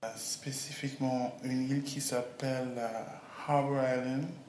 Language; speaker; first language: French; non-native, learner; English